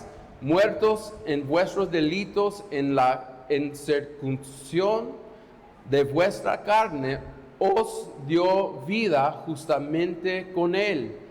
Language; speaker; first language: Spanish; non-native, fluent; English